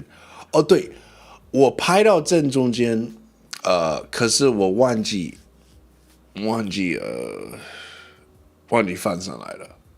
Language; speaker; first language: Chinese; non-native, learner; English